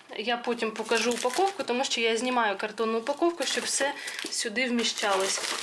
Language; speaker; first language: Ukrainian; non-native, local second language; Russian